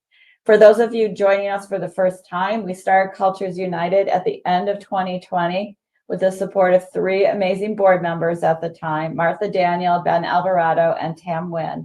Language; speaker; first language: English; native; English